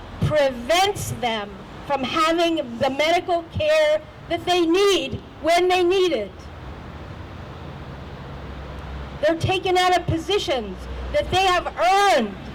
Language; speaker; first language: English; native; English